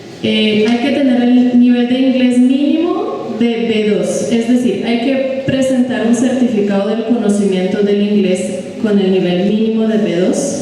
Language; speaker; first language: Spanish; non-native, fluent; Polish